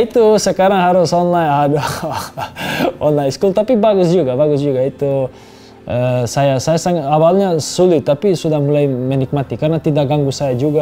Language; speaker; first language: Indonesian; non-native, fluent; Serbian